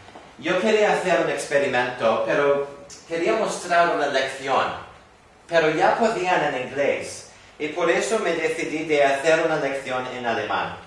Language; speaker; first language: Spanish; non-native, fluent; English